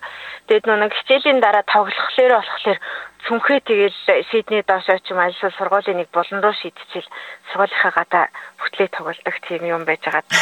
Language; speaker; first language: Mongolian; native; Mongolian